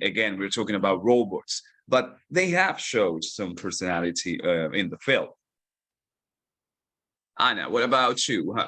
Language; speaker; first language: English; non-native, fluent; Spanish